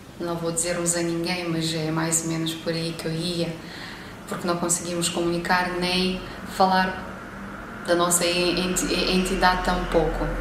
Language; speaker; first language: Portuguese; non-native, fluent; Romanian